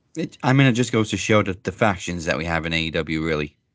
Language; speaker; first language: English; native; English